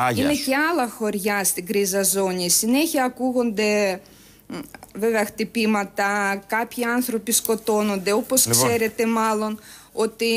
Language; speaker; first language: Greek; non-native, fluent; Ukrainian